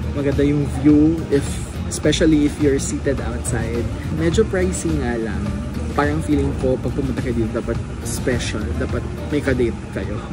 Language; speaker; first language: Filipino; non-native, local second language; Cebuano